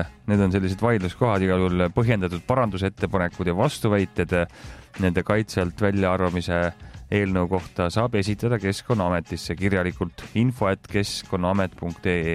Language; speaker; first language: Estonian; native; Estonian